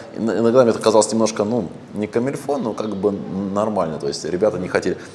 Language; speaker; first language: Russian; early bilingual, other home language; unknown